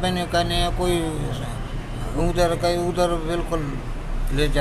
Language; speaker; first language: Hindi; non-native, local second language; Baluchi